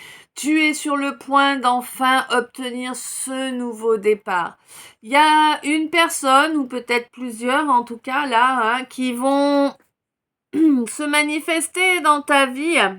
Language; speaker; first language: French; native; French